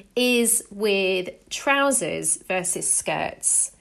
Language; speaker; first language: English; native; English